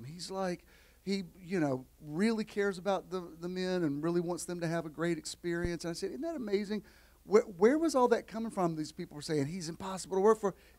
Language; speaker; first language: English; native; English